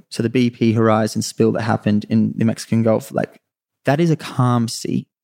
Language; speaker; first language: English; native; English